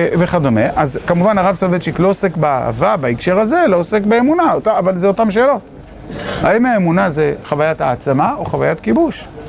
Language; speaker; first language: Hebrew; native; Hebrew